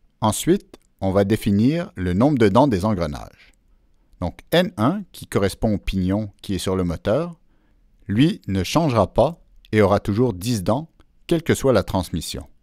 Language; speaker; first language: French; native; French